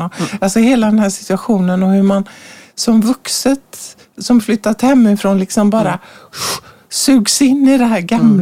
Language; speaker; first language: Swedish; native; Swedish